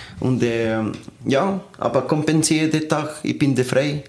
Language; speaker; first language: German; non-native, learner; Spanish